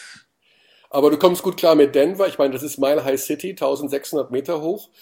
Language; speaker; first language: German; native; German